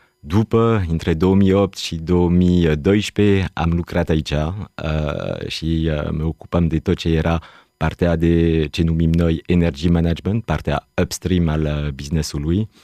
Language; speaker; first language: Romanian; non-native, fluent; French